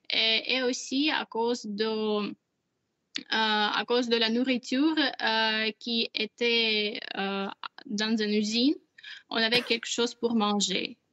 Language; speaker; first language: French; non-native, fluent; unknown